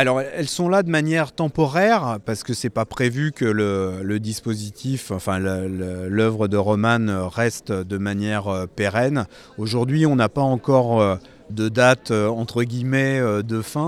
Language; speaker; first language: French; native; French